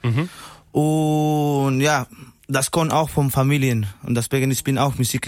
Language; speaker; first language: German; non-native, learner; Spanish